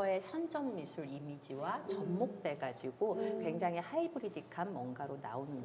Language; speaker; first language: Korean; native; Korean